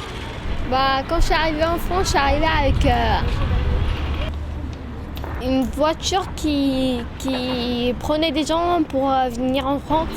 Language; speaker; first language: French; early bilingual, other home language; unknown